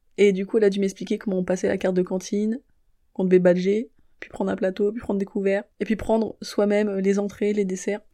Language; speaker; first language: French; native; French